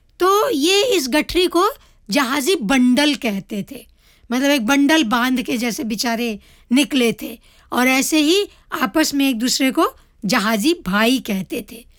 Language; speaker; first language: Hindi; native; Hindi